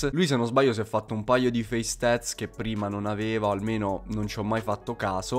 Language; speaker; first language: Italian; native; Italian